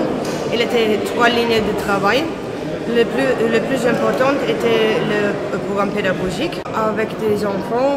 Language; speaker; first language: French; non-native, learner; Turkish